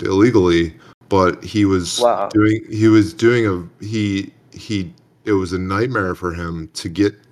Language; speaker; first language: English; native; English